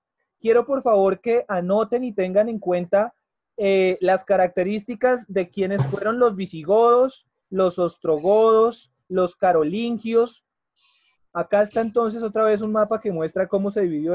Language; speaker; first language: Spanish; native; Spanish